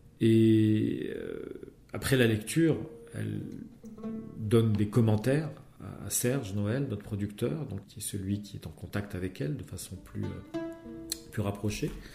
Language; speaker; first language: French; non-native, local second language; Arabic